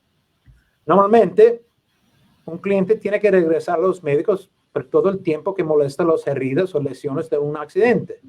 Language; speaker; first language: Spanish; non-native, learner; English